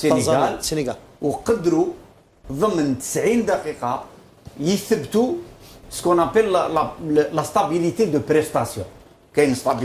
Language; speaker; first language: Arabic; native; Arabic